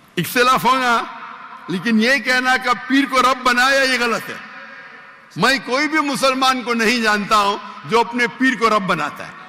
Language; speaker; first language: Urdu; non-native, local second language; Konkani